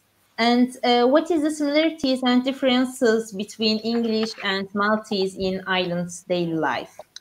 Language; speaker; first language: English; non-native, learner; Turkish